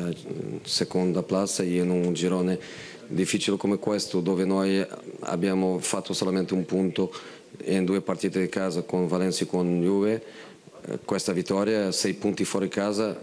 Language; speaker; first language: Italian; non-native, fluent; Portuguese